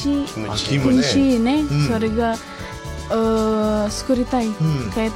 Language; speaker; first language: Japanese; non-native, learner; Indonesian